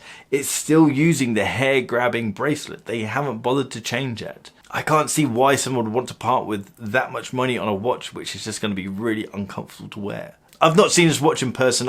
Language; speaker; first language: English; native; English